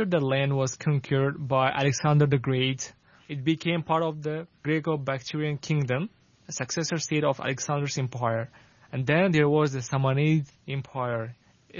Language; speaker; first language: English; non-native, fluent; Tajik